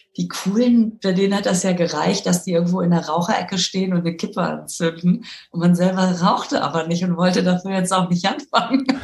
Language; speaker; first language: German; native; German